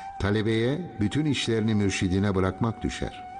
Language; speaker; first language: Turkish; native; Turkish